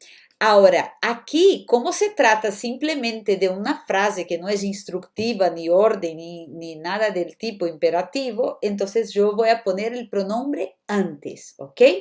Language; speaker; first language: Spanish; non-native, fluent; Portuguese